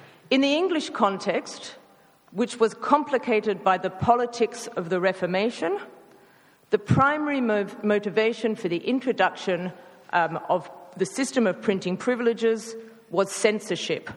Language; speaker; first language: English; native; English